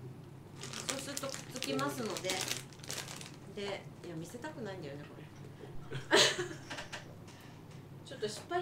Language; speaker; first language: Japanese; native; Japanese